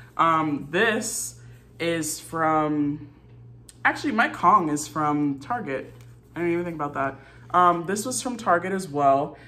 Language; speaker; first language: English; native; English